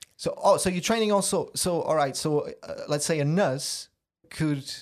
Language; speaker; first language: English; non-native, fluent; Portuguese